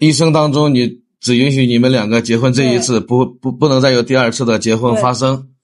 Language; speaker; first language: Chinese; native; Chinese